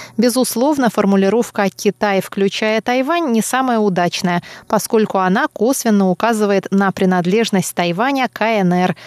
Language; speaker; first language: Russian; non-native, fluent; Chinese